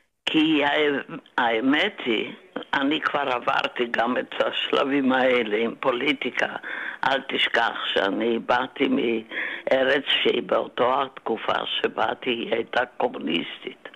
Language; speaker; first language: Hebrew; non-native, fluent; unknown